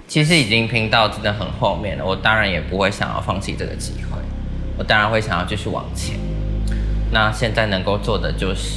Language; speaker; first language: Chinese; native; Chinese